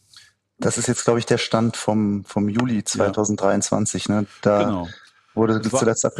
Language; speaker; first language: German; native; German